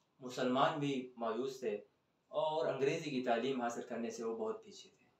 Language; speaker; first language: Hindi; non-native, local second language; Punjabi